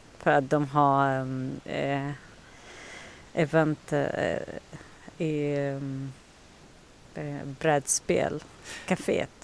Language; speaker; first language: Swedish; non-native, learner; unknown